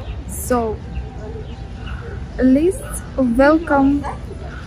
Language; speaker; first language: English; non-native, learner; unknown